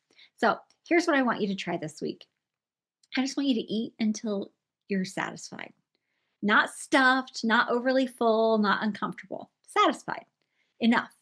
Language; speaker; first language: English; native; English